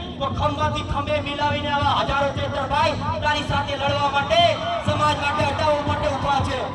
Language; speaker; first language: Gujarati; non-native, local second language; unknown